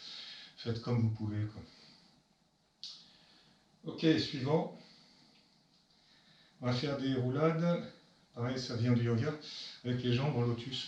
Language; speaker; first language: French; native; French